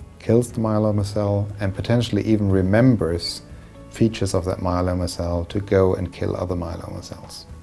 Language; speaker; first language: English; non-native, fluent; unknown